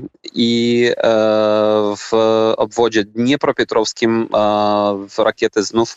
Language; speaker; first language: Polish; non-native, fluent; Ukrainian